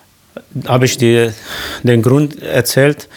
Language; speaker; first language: German; non-native, learner; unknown